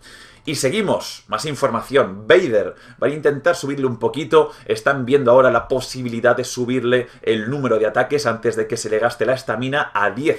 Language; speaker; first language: Spanish; native; Spanish